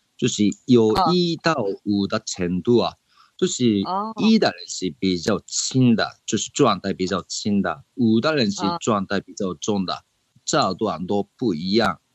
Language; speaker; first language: Chinese; non-native, fluent; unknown